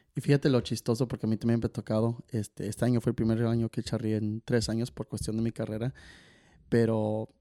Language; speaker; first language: Spanish; early bilingual, heritage; Spanish